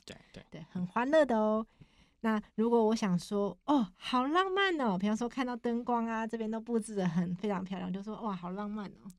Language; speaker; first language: Chinese; native; Chinese